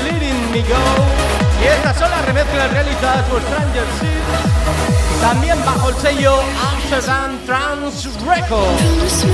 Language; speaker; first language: Spanish; native; Spanish